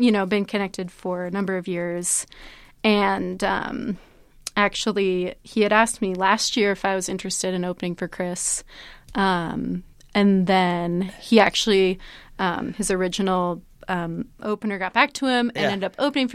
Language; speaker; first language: English; native; English